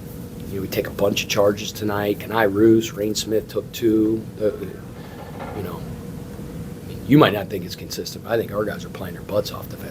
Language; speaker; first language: English; native; English